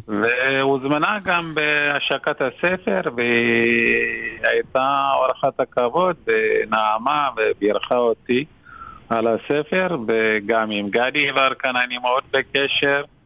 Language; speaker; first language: Hebrew; non-native, fluent; Amharic